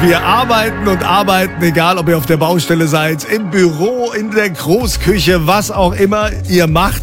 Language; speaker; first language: German; native; German